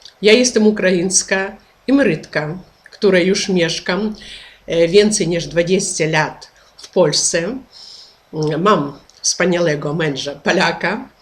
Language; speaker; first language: Polish; non-native, learner; Ukrainian